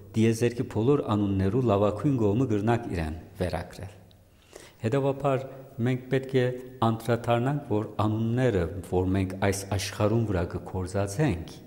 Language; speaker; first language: Armenian; native; Armenian